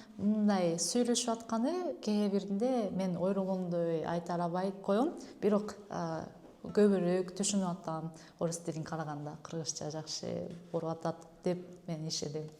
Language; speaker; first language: Kyrgyz; non-native, fluent; Japanese